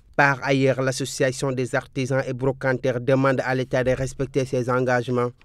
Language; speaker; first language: French; non-native, local second language; Wolof